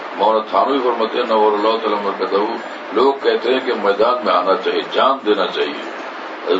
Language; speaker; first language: Urdu; native; Urdu